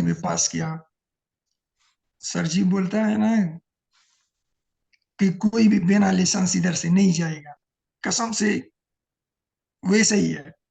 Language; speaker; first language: Hindi; non-native, learner; Pashto